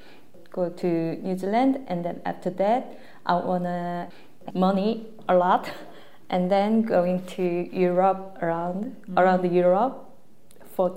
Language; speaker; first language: English; non-native, learner; Korean